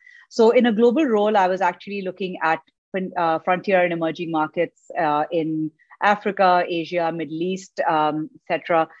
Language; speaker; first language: English; non-native, local second language; Urdu